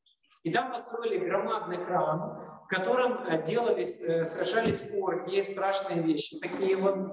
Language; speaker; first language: Russian; native; Russian